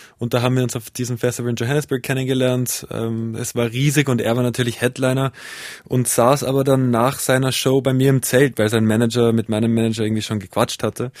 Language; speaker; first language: German; native; German